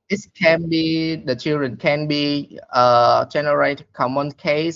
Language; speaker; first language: English; non-native, learner; Vietnamese